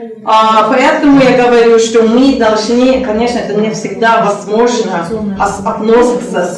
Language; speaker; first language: Russian; non-native, learner; Norwegian